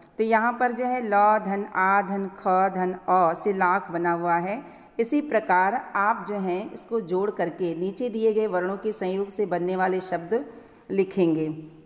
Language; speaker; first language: Hindi; native; Hindi